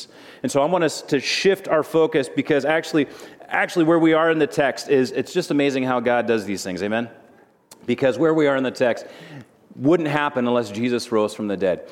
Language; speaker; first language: English; native; English